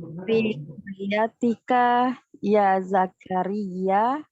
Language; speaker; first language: Arabic; non-native, learner; Indonesian